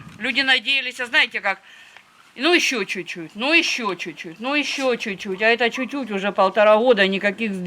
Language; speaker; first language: Russian; native; Russian